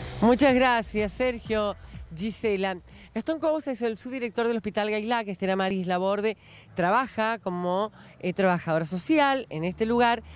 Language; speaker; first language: Spanish; native; Spanish